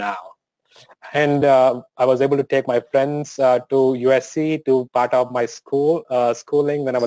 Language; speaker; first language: English; non-native, local second language; Telugu